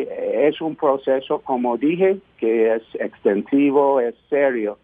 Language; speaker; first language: Spanish; non-native, fluent; English